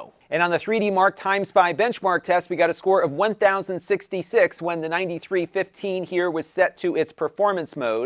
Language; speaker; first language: English; native; English